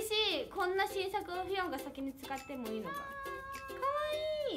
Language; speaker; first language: Japanese; non-native, fluent; Korean